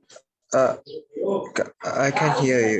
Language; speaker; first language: English; non-native, learner; Burmese